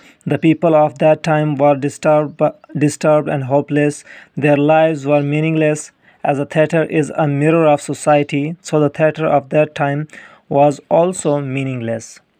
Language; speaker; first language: English; non-native, local second language; Urdu